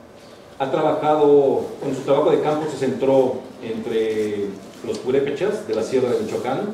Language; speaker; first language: Spanish; native; Spanish